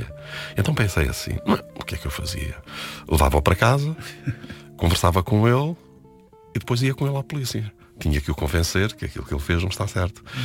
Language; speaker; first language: Portuguese; native; Portuguese